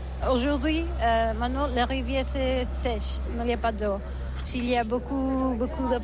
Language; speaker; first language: French; non-native, learner; Catalan